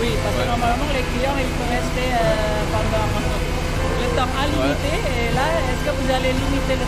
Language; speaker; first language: French; non-native, fluent; Indonesian